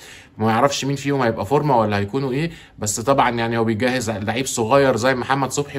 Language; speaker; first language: Arabic; native; Arabic